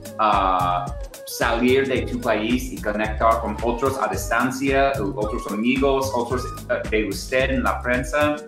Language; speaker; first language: Spanish; non-native, learner; English